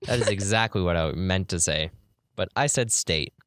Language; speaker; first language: English; native; English